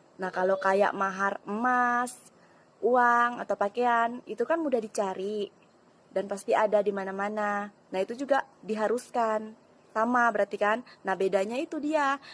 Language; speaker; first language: Indonesian; non-native, local second language; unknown